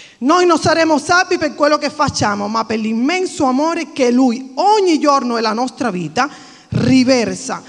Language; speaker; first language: Italian; non-native, fluent; Spanish